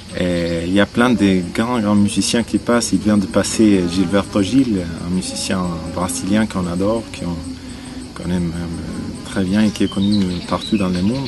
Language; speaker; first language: French; non-native, fluent; Spanish